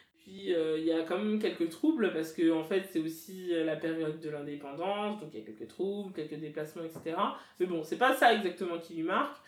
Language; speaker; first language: French; native; French